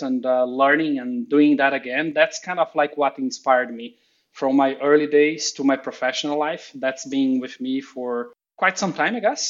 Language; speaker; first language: English; non-native, fluent; Portuguese